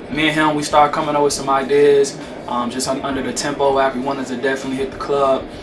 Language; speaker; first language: English; native; English